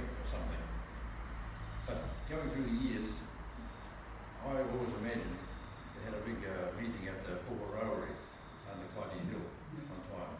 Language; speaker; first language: English; native; English